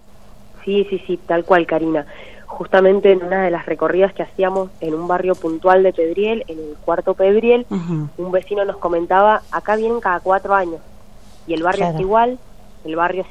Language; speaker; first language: Spanish; native; Spanish